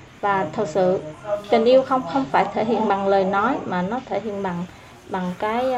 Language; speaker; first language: Vietnamese; non-native, local second language; Eastern Cham